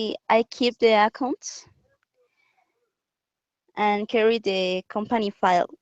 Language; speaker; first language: English; non-native, learner; Spanish